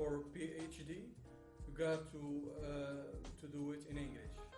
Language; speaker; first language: English; non-native, fluent; Arabic